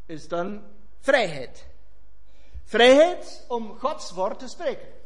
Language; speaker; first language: German; non-native, learner; Dutch